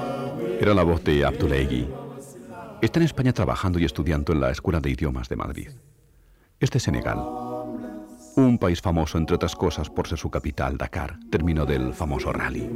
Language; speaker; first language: Spanish; native; Spanish